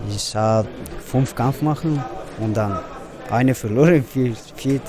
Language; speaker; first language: German; non-native, learner; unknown